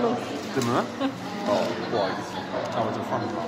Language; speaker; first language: Chinese; non-native, fluent; English